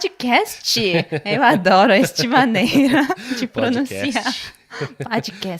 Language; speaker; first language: Portuguese; non-native, learner; Korean